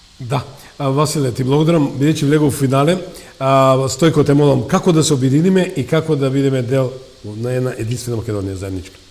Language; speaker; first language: Macedonian; native; Macedonian